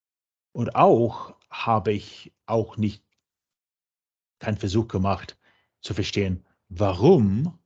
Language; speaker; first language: German; non-native, fluent; English